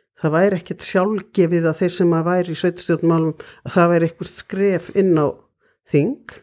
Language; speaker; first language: Icelandic; native; Icelandic